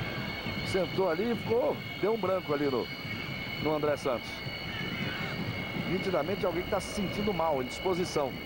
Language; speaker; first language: Portuguese; native; Portuguese